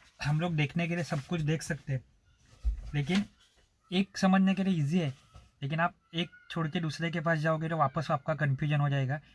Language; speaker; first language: Hindi; non-native, local second language; Marathi